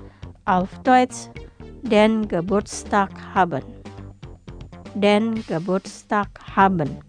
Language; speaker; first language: German; non-native, fluent; Indonesian